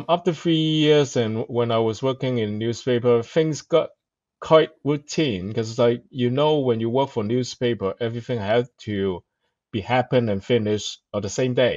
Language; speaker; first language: English; non-native, local second language; Cantonese